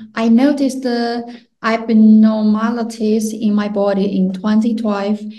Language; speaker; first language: English; non-native, fluent; Chinese